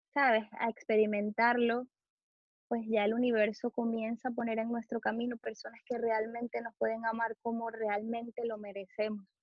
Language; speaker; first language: Spanish; native; Spanish